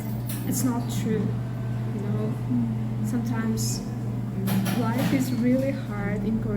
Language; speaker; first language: English; non-native, learner; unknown